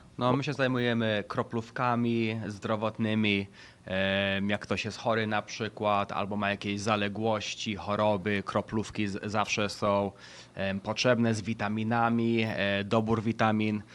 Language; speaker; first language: Polish; early bilingual, heritage; Polish